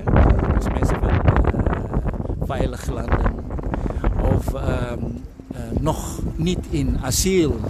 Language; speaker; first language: Dutch; non-native, fluent; Indonesian